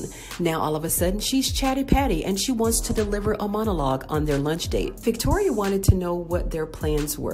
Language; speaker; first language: English; native; English